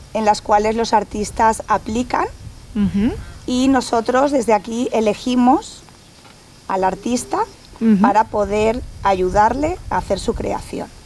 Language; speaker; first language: Spanish; native; Spanish